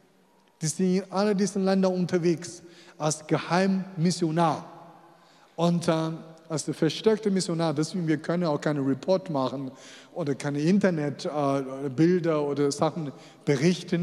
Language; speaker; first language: German; non-native, fluent; Chinese